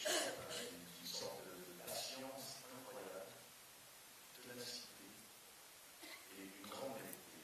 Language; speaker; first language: French; native; French